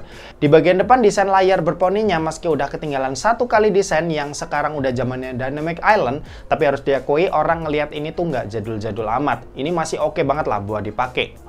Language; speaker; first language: Indonesian; native; Indonesian